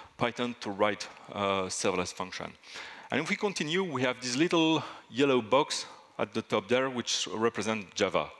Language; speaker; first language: English; non-native, fluent; French